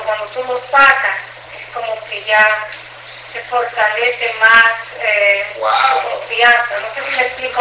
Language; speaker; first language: Spanish; native; Spanish